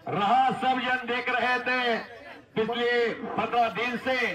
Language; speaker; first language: Hindi; non-native, local second language; Marathi